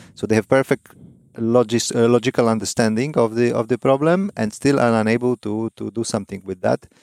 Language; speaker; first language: English; non-native, fluent; Polish